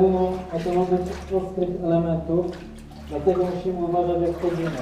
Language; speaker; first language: Polish; native; Polish